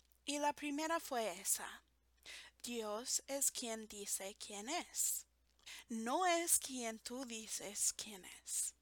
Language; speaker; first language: Spanish; non-native, fluent; English